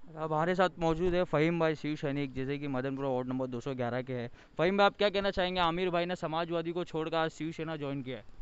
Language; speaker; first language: Hindi; native; Hindi